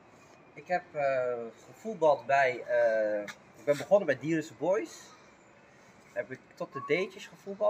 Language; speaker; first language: Dutch; early bilingual, other home language; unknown